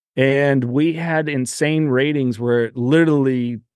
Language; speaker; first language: English; native; English